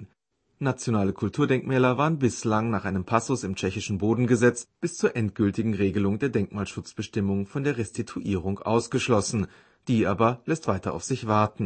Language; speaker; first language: German; native; German